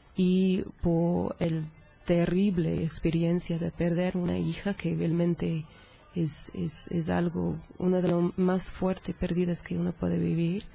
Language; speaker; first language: Spanish; non-native, fluent; English